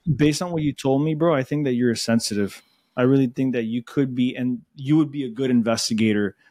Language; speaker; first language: English; early bilingual, other home language; Spanish